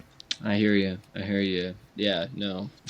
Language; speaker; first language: English; native; English